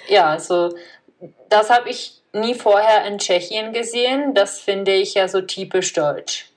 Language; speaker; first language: German; non-native, fluent; Czech